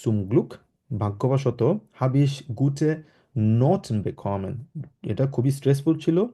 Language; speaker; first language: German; non-native, fluent; Bangla